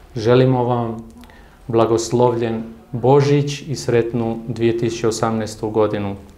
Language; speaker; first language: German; non-native, learner; Croatian